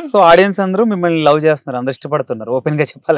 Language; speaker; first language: Telugu; native; Telugu